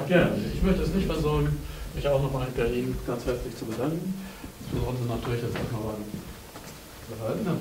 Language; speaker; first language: German; native; German